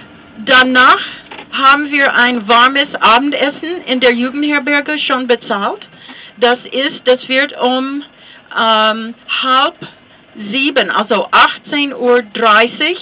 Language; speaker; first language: German; non-native, fluent; English